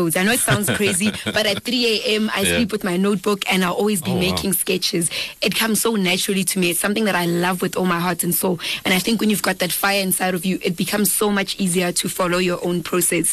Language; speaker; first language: English; non-native, local second language; Northern Sotho